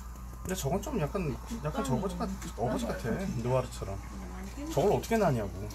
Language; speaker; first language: Korean; native; Korean